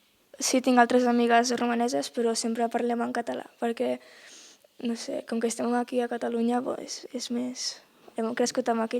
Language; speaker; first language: Catalan; early bilingual, other home language; Romanian